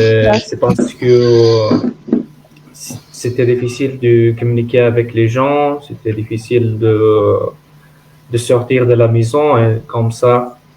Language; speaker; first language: French; non-native, learner; Arabic